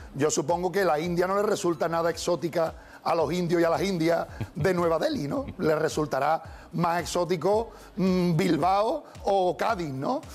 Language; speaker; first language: Spanish; native; Spanish